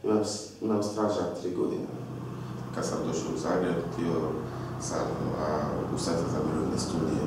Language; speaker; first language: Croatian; non-native, learner; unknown